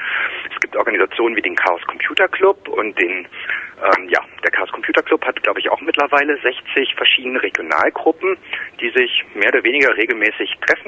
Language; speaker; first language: German; native; German